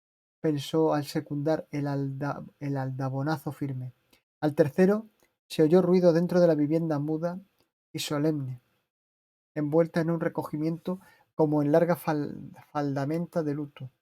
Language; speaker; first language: Spanish; native; Spanish